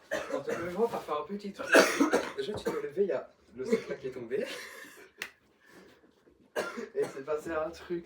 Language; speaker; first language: French; native; French